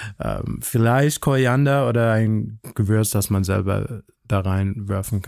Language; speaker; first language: German; non-native, fluent; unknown